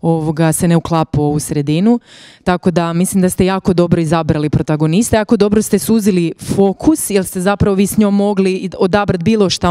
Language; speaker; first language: Croatian; native; Croatian